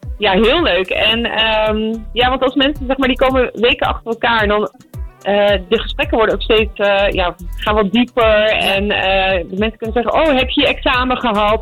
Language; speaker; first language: Dutch; native; Dutch